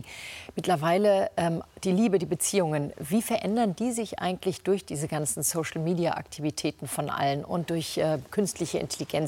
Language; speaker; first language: German; native; German